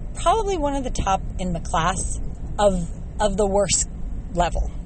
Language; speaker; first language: English; native; English